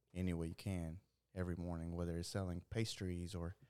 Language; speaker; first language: English; early bilingual, other home language; Spanish